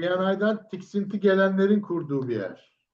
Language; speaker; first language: Turkish; native; Turkish